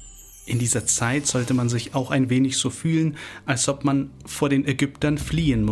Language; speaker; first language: German; native; German